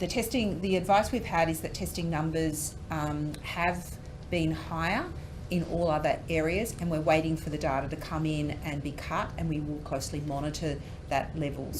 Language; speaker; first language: English; native; English